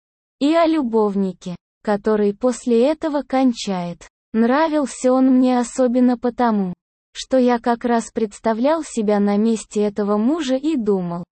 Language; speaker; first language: Russian; native; Russian